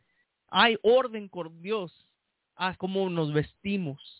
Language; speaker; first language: Spanish; early bilingual, heritage; Spanish